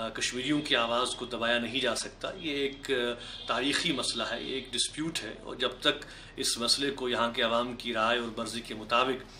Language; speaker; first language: Urdu; non-native, local second language; Kashmiri